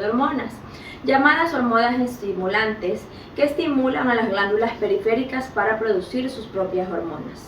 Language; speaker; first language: Spanish; native; Spanish